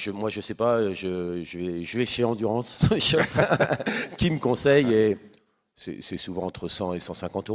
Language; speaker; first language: French; native; French